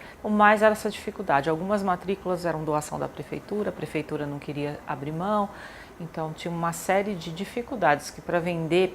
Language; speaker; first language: Portuguese; native; Portuguese